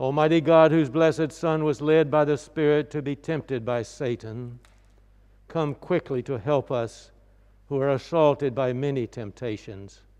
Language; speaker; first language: English; native; English